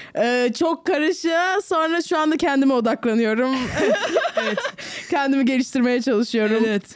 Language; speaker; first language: Turkish; native; Turkish